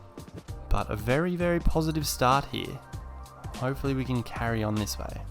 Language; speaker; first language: English; native; English